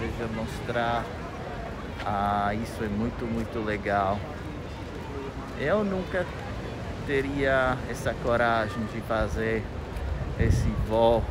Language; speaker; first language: Portuguese; non-native, fluent; Italian